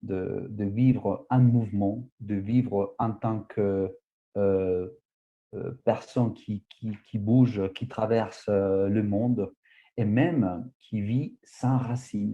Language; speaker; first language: French; non-native, fluent; Spanish